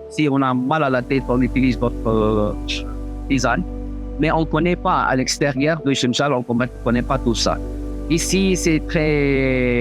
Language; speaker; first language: French; non-native, fluent; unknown